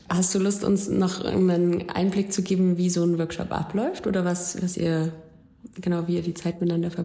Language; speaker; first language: German; native; German